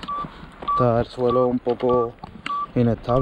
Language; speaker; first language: Spanish; native; Spanish